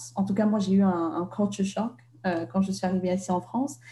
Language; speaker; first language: French; non-native, fluent; Vietnamese